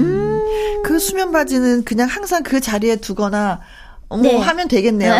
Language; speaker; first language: Korean; native; Korean